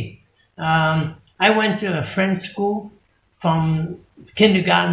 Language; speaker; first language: English; non-native, fluent; Vietnamese